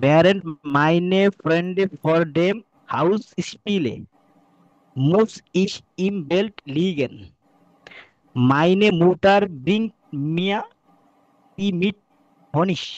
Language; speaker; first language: German; non-native, learner; Bangla